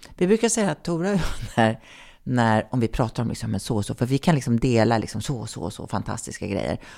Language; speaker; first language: Swedish; native; Swedish